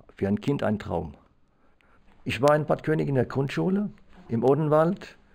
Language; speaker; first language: German; native; German